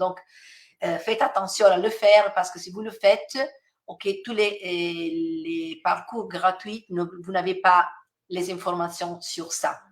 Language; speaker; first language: French; non-native, fluent; Italian